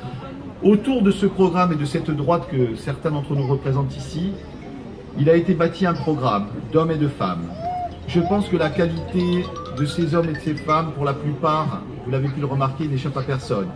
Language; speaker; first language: French; native; French